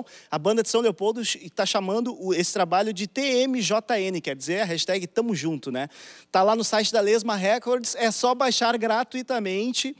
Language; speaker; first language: Portuguese; native; Portuguese